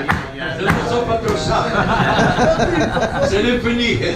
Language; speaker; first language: Hebrew; non-native, fluent; English